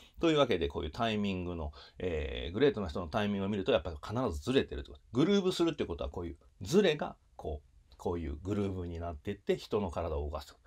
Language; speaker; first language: Japanese; native; Japanese